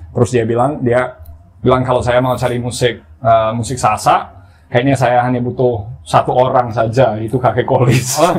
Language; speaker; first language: Indonesian; non-native, fluent; English